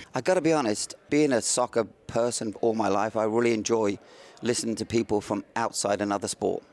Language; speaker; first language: English; native; English